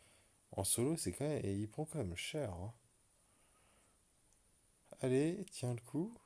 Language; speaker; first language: French; native; French